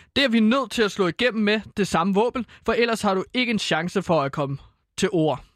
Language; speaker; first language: Danish; native; Danish